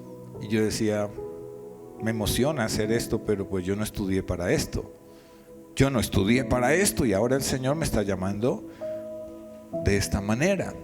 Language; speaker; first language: Spanish; native; Spanish